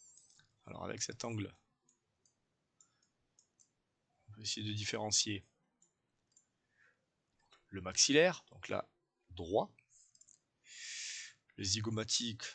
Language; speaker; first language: French; native; French